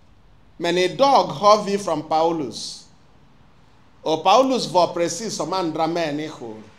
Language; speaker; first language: Swedish; non-native, fluent; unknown